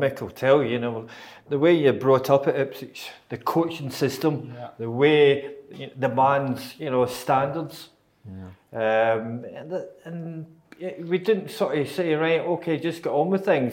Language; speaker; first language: English; native; English